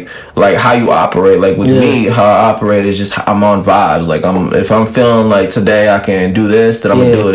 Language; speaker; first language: English; early bilingual, other home language; French